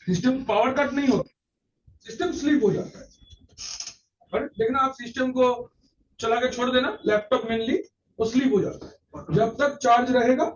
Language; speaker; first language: Hindi; non-native, local second language; Bangla